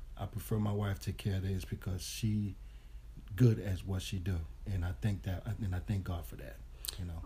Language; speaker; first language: English; early bilingual, other home language; Haitian Creole